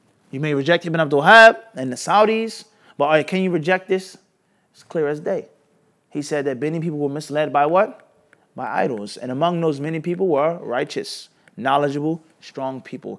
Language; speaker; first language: English; native; English